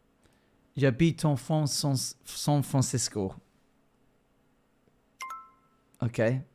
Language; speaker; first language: French; non-native, learner; English